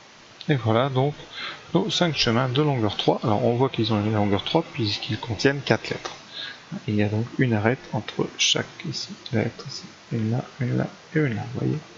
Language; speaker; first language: French; native; French